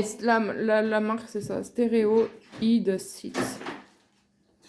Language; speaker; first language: French; native; French